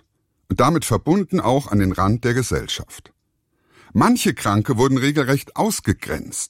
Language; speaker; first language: German; native; German